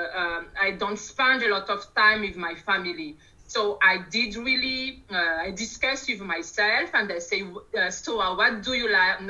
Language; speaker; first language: English; non-native, learner; Malagasy